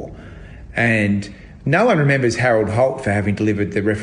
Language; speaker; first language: English; native; English